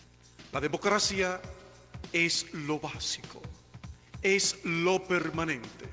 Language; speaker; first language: Spanish; native; Spanish